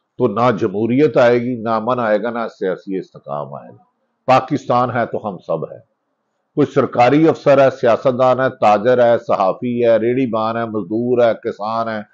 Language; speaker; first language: Urdu; non-native, local second language; Punjabi